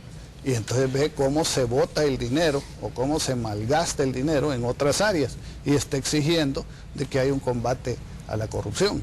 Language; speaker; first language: Spanish; native; Spanish